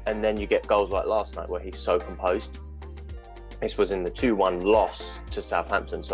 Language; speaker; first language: English; native; English